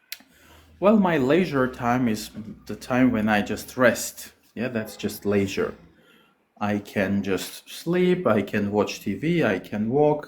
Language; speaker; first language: English; non-native, fluent; Armenian